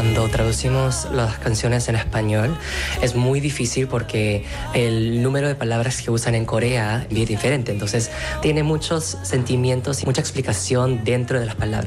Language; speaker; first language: Spanish; non-native, fluent; Korean